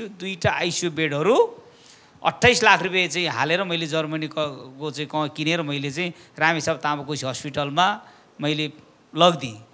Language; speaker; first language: Nepali; non-native, local second language; Eastern Tamang